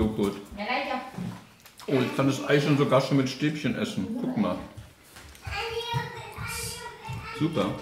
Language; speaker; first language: German; native; German